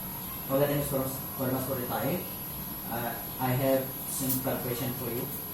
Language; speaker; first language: English; non-native, learner; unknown